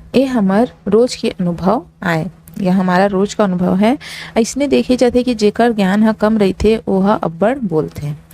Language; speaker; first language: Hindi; native; Hindi